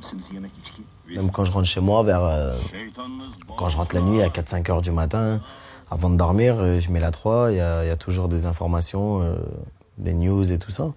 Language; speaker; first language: French; early bilingual, other home language; Turkish